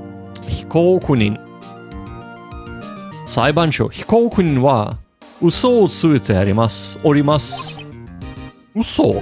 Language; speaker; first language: Japanese; non-native, learner; English